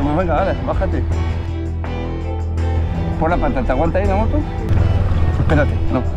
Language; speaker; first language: Spanish; native; Spanish